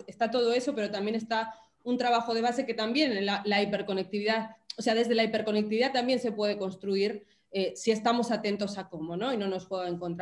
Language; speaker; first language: Spanish; native; Spanish